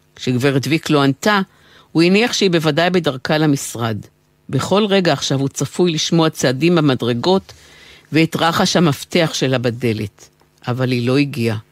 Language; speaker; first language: Hebrew; native; Hebrew